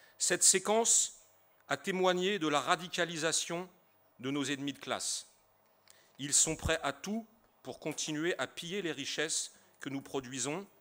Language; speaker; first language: French; native; French